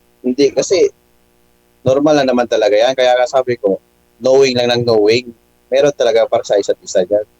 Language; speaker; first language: Filipino; native; Filipino